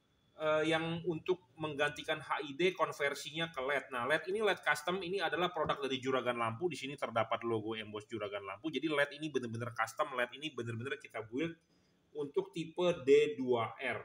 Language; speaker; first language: Indonesian; native; Indonesian